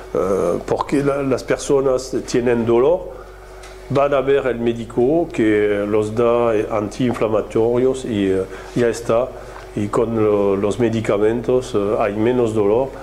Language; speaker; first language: Spanish; non-native, fluent; French